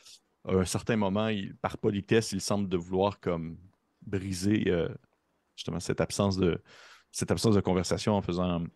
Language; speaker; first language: French; native; French